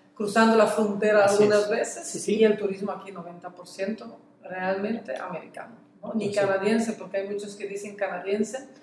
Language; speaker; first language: Spanish; non-native, fluent; Dutch